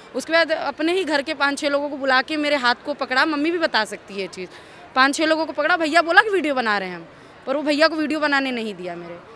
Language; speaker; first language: Hindi; native; Hindi